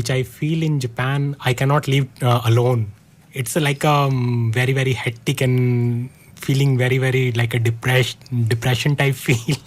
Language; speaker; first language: English; non-native, learner; Hindi